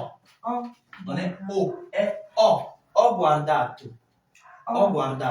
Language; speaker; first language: Italian; non-native, fluent; French